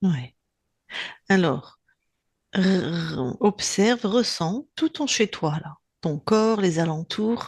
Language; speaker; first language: French; native; French